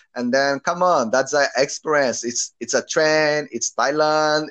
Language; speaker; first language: English; non-native, learner; Portuguese